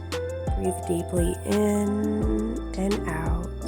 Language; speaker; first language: English; native; English